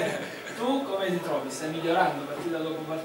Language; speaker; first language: Italian; native; Italian